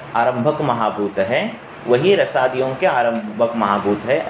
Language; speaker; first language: Hindi; non-native, local second language; Marathi